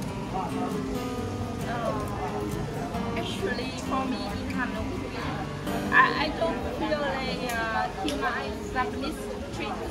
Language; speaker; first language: English; non-native, fluent; Vietnamese